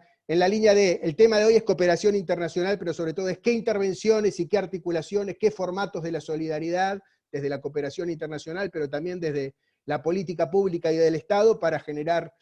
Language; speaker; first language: Spanish; native; Spanish